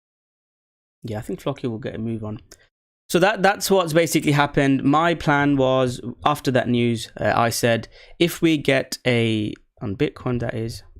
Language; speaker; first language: English; native; English